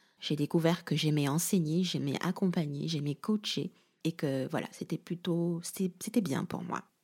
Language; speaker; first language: French; non-native, local second language; Lingala